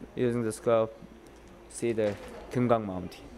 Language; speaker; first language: English; non-native, learner; Korean